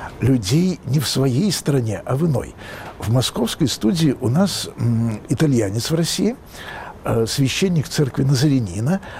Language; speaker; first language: Russian; native; Russian